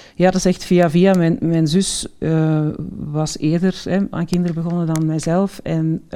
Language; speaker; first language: Dutch; native; Dutch